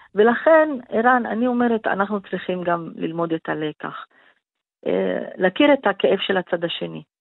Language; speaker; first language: Hebrew; non-native, local second language; Arabic